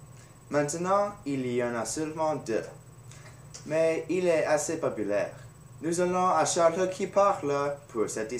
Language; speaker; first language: French; non-native, learner; English